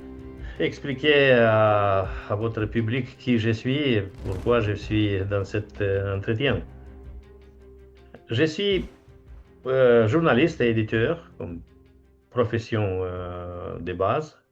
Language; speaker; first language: French; non-native, fluent; Romanian